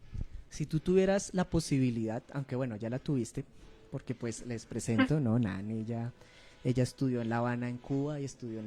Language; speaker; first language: Spanish; native; Spanish